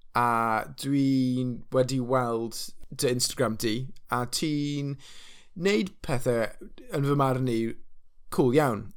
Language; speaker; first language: Welsh; non-native, local second language; English